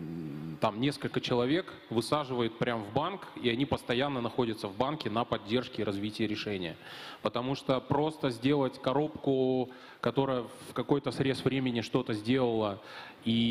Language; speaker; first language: Russian; native; Russian